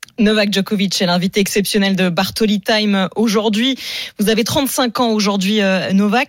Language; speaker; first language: French; native; French